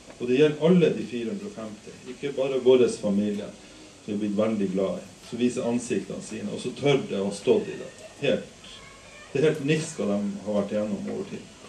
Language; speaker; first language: Norwegian; native; Norwegian